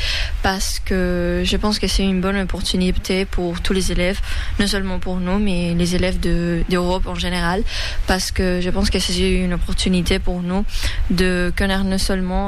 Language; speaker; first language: French; early bilingual, other home language; Spanish